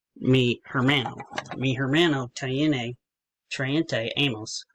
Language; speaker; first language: Spanish; non-native, learner; English